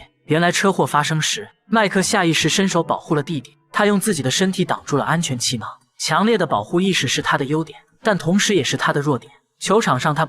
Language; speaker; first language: Chinese; native; Chinese